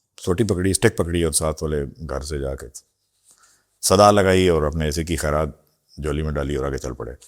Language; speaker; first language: Urdu; non-native, local second language; Punjabi